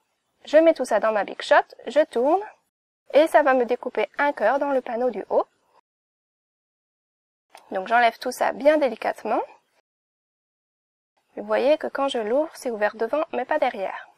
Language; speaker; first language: French; native; French